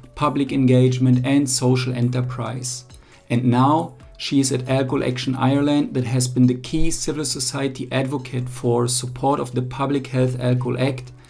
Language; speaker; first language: English; non-native, fluent; German